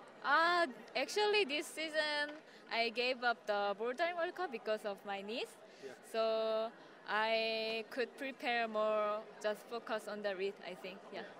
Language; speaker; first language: English; non-native, learner; Korean